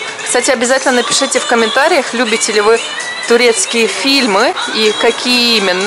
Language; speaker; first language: Russian; native; Russian